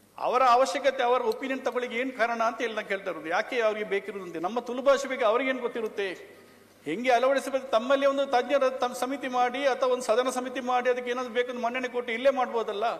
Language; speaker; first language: Kannada; non-native, local second language; Tulu